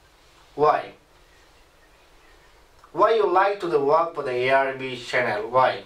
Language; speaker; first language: English; non-native, learner; Rohingya